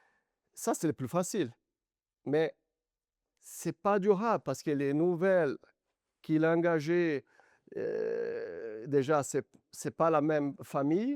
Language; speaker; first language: French; non-native, learner; Portuguese